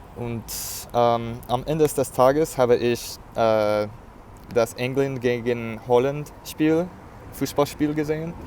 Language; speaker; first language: German; non-native, learner; English